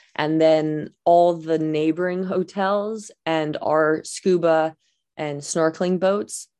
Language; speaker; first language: English; native; English